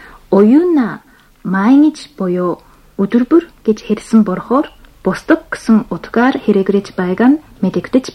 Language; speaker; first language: Mongolian; non-native, fluent; Japanese